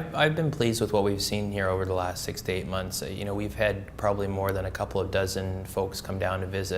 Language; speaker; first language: English; native; English